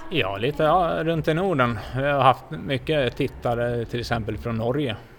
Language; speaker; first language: Swedish; native; Swedish